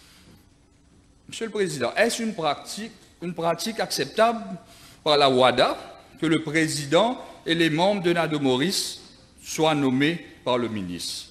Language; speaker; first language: French; non-native, local second language; Morisyen